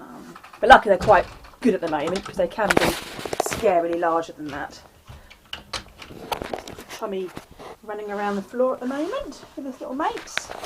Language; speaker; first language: English; native; English